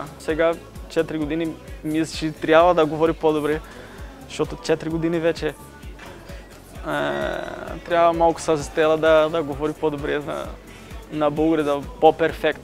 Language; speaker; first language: Bulgarian; non-native, learner; Portuguese